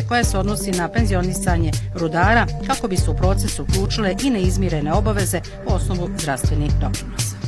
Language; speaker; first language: Bosnian; native; Bosnian